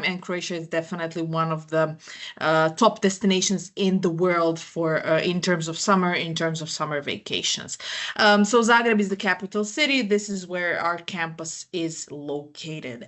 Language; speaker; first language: English; non-native, fluent; Croatian